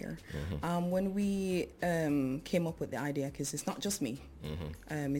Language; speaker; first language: English; native; English